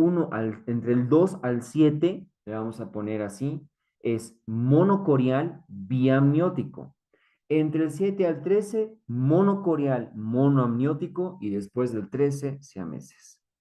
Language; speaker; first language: Spanish; native; Spanish